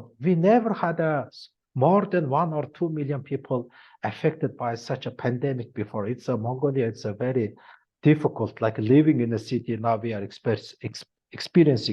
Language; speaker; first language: English; non-native, learner; Mongolian